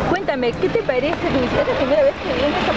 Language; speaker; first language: Spanish; native; Spanish